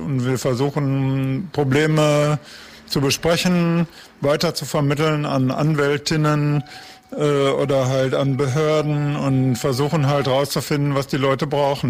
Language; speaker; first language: German; native; German